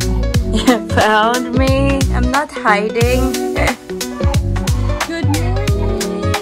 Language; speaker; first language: English; non-native, local second language; Filipino